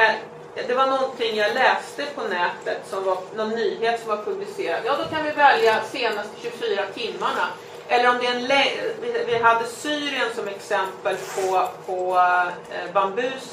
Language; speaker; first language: Swedish; native; Swedish